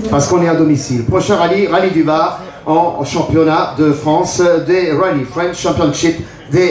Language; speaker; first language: French; native; French